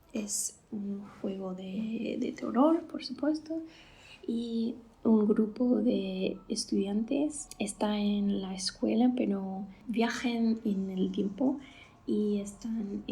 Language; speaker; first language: Spanish; non-native, fluent; English